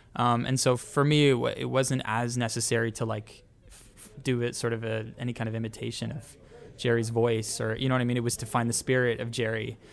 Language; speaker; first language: English; native; English